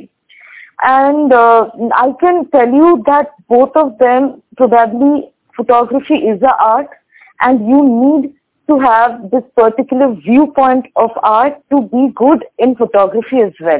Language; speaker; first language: English; non-native, local second language; Bangla